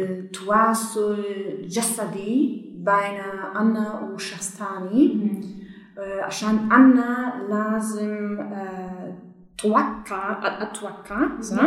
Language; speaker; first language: Arabic; non-native, learner; German